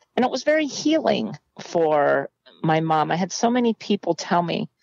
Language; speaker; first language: English; native; English